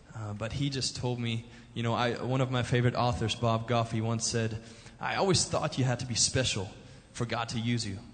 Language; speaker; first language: English; early bilingual, other home language; German